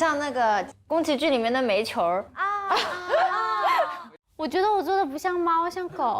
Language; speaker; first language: Chinese; native; Chinese